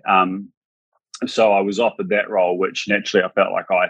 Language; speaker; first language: English; native; English